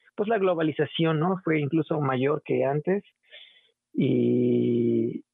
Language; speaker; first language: Spanish; native; Spanish